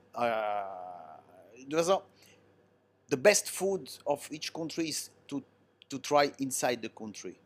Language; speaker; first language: English; non-native, learner; Italian